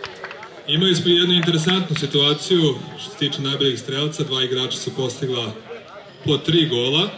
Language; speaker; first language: Croatian; native; Croatian